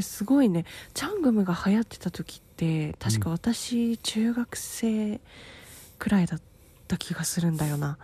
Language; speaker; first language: Japanese; native; Japanese